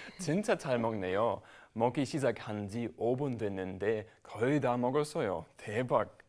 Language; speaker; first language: Korean; non-native, learner; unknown